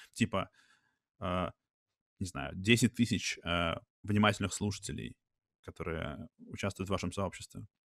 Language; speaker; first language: Russian; native; Russian